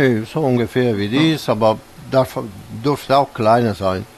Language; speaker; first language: German; non-native, fluent; Italian